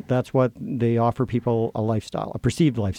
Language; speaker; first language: English; native; English